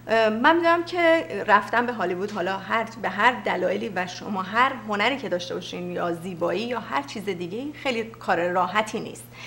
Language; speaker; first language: Persian; native; Persian